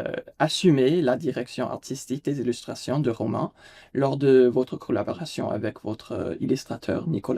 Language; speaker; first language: French; non-native, fluent; English